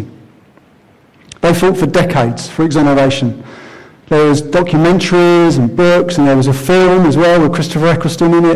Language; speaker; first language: English; native; English